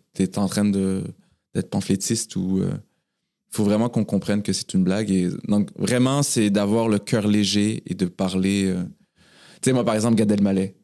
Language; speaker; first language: French; native; French